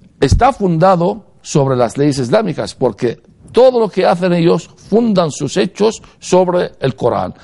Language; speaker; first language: Spanish; non-native, fluent; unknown